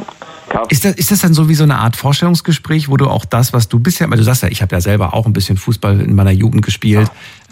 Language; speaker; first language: German; native; German